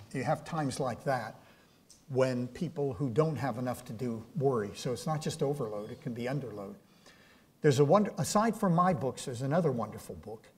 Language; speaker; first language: English; native; English